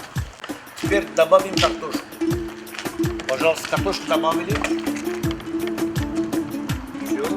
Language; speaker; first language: Russian; non-native, fluent; Tajik